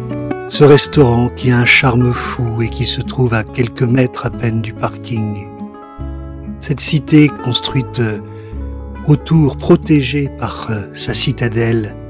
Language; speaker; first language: French; native; French